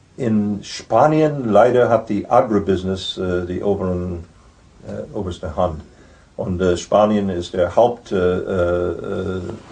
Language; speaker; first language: German; non-native, fluent; English